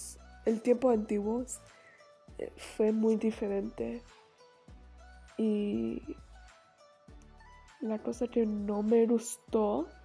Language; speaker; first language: Spanish; non-native, learner; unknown